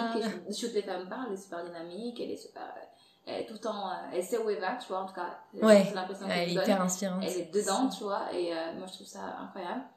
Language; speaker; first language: French; non-native, fluent; Portuguese